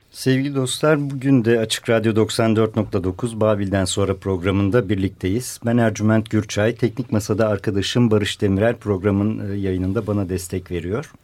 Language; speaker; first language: Turkish; native; Turkish